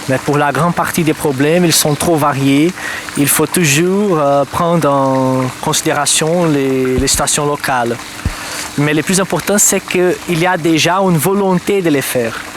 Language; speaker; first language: French; native; French